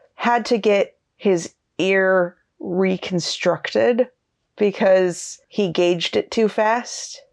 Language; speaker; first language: English; native; English